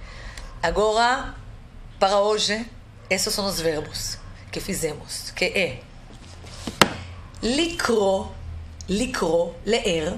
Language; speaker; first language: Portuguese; non-native, fluent; Hebrew